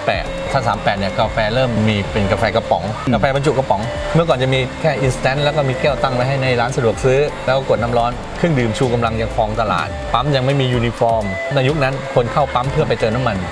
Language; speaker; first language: Thai; native; Thai